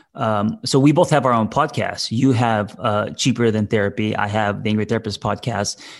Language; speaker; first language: English; native; English